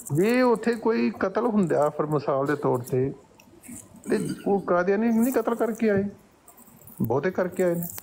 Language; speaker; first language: Punjabi; native; Punjabi